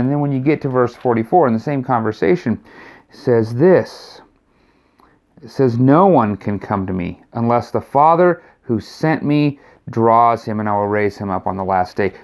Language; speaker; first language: English; native; English